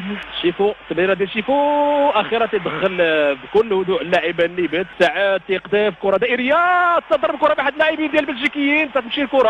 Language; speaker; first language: Arabic; native; Arabic